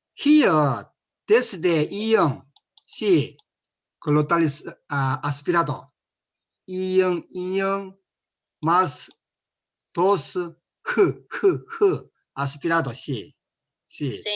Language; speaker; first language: Spanish; non-native, learner; Korean